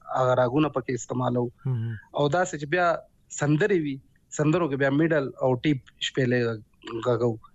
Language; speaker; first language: Pashto; non-native, local second language; Punjabi